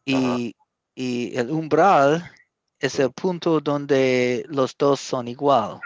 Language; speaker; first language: Spanish; non-native, learner; English